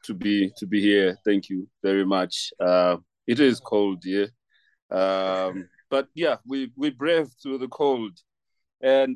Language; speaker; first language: English; non-native, local second language; Shona